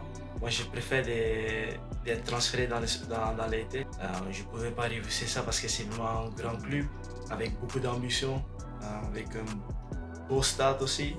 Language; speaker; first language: French; non-native, learner; Dutch